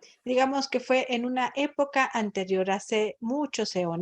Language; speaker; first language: Spanish; native; Spanish